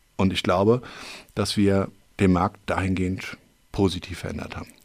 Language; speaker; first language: German; native; German